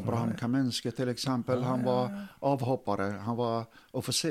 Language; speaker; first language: Swedish; non-native, fluent; Arabic